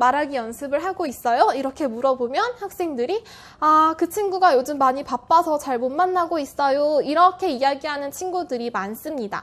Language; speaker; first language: Korean; native; Korean